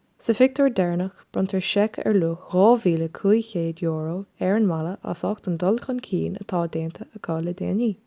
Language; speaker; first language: Irish; non-native, local second language; English